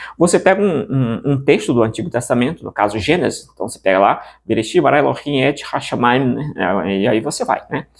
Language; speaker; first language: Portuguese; native; Portuguese